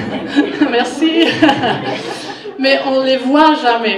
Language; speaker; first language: French; non-native, learner; German